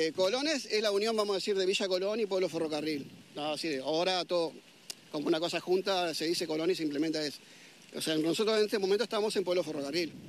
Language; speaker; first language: Spanish; native; Spanish